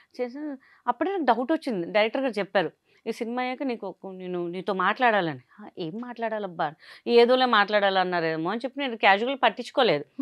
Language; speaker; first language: Telugu; non-native, local second language; Hindi